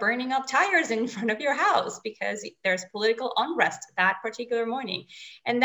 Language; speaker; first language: English; non-native, fluent; Spanish